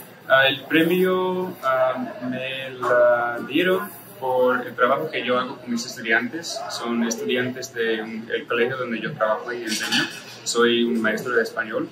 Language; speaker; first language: Spanish; non-native, fluent; English